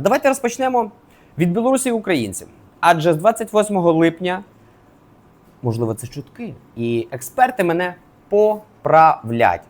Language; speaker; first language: Ukrainian; native; Ukrainian